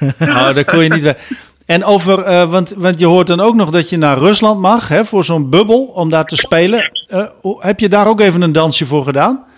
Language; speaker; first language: Dutch; native; Dutch